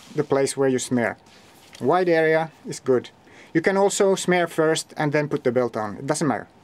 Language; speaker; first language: English; non-native, fluent; Finnish